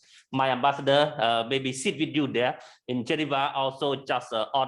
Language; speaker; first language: English; non-native, learner; Khmer